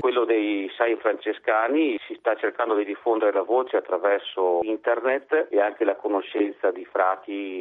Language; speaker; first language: Italian; native; Italian